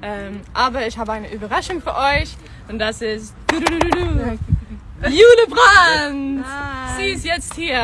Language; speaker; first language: German; non-native, fluent; Swedish